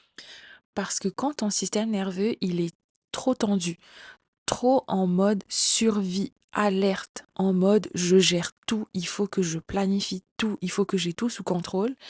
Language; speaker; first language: French; native; French